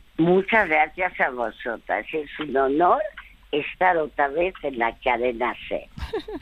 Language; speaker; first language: Spanish; early bilingual, other home language; French